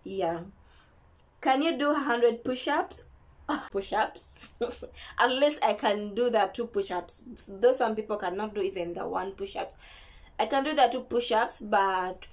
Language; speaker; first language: English; non-native, local second language; Ganda